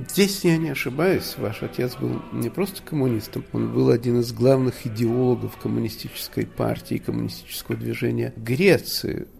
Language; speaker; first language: Russian; native; Russian